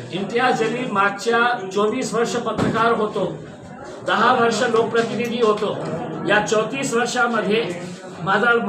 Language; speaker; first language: Marathi; non-native, local second language; Urdu